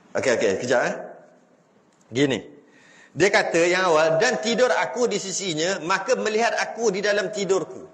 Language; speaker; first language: Malay; native; Malay